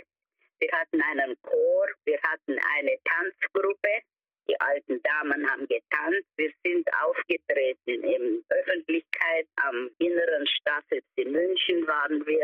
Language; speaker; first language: German; early bilingual, heritage; German